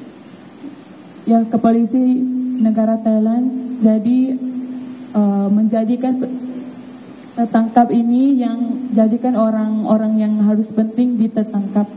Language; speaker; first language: Indonesian; non-native, learner; Thai